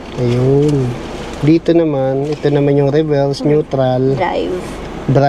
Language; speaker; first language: Filipino; non-native, local second language; Hiligaynon